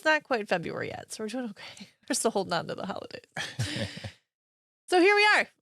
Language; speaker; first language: English; native; English